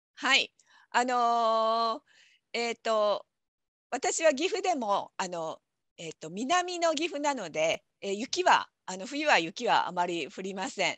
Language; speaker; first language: Japanese; native; Japanese